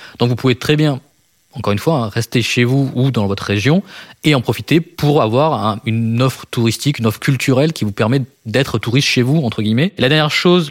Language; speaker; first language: French; native; French